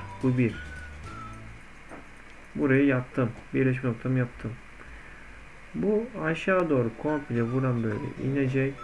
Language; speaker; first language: Turkish; native; Turkish